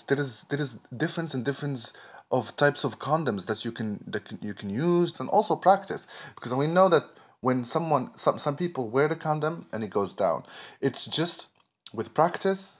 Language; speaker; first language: English; non-native, fluent; Arabic